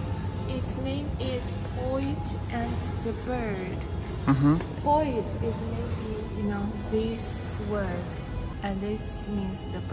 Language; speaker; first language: English; non-native, learner; Chinese